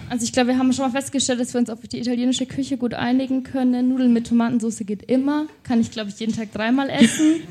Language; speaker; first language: German; native; German